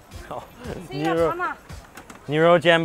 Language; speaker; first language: Chinese; non-native, learner; English